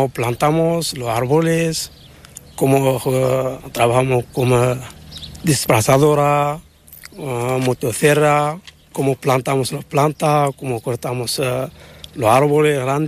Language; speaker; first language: Spanish; non-native, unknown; Arabic